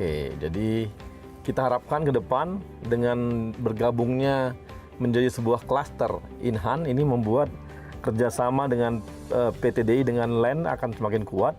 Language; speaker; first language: Indonesian; native; Indonesian